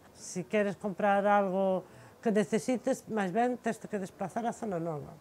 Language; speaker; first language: Galician; native; Galician